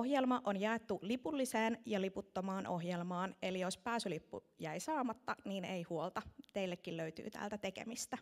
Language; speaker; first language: Finnish; native; Finnish